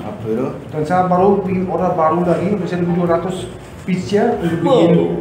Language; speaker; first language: Indonesian; non-native, fluent; German